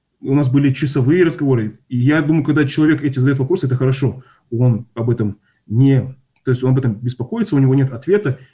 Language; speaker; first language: Russian; non-native, local second language; Kazakh